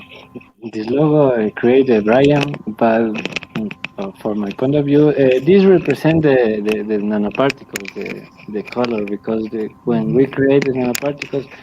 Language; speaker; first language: English; non-native, learner; Spanish